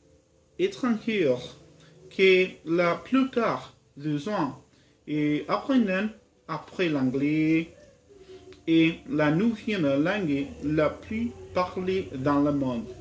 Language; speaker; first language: French; non-native, learner; Spanish